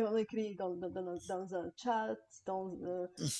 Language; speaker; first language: French; non-native, fluent; Bulgarian